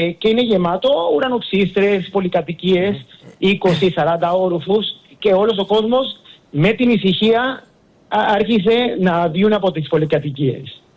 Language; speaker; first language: Greek; early bilingual, heritage; Greek